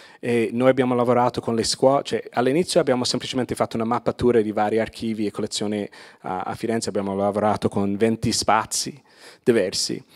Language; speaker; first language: Italian; non-native, fluent; English